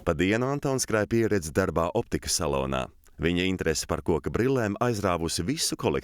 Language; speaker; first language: Latvian; native; Latvian